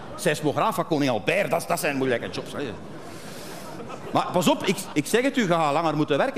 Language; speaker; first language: Dutch; native; Dutch